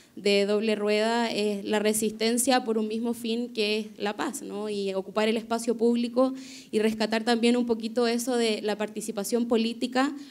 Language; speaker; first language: Spanish; native; Spanish